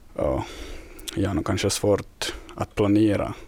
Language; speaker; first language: Swedish; non-native, fluent; Ukrainian